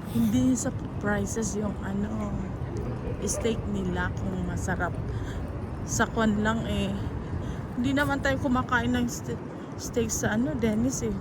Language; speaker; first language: Filipino; non-native, local second language; Iloko